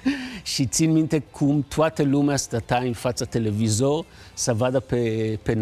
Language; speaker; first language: Romanian; non-native, fluent; Hebrew